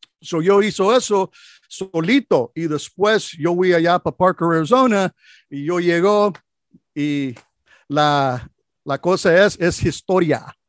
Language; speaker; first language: Spanish; non-native, learner; English